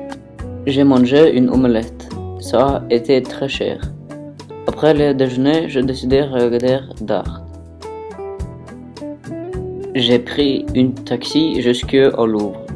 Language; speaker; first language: French; non-native, learner; Norwegian